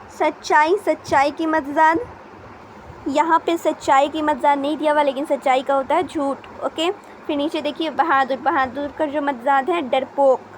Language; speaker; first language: Urdu; native; Urdu